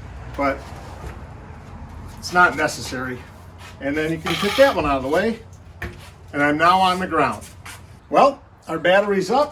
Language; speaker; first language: English; native; English